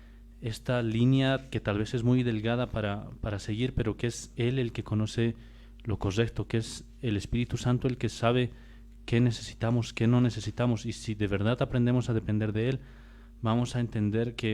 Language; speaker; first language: Spanish; native; Spanish